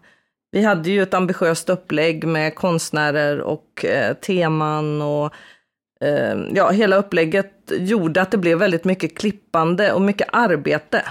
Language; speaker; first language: Swedish; native; Swedish